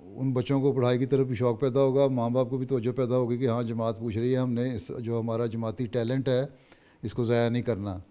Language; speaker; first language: Urdu; native; Urdu